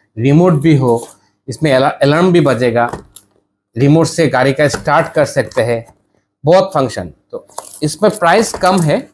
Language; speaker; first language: Hindi; non-native, learner; Bangla